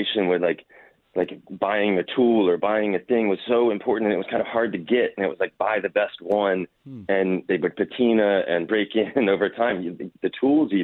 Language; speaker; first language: English; native; English